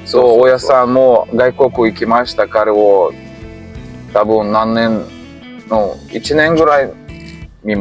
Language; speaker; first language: Japanese; non-native, learner; Russian